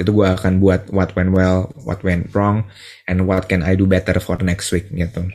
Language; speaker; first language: English; non-native, fluent; Indonesian